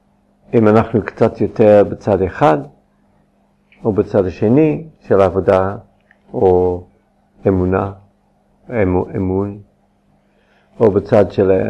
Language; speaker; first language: Hebrew; non-native, fluent; English